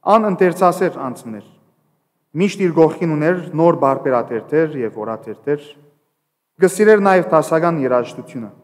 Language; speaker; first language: Armenian; early bilingual, heritage; Armenian